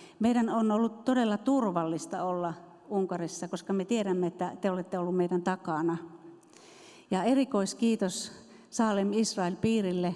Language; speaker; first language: Finnish; native; Finnish